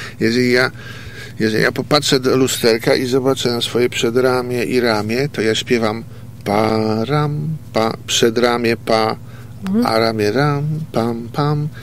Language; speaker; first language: Polish; native; Polish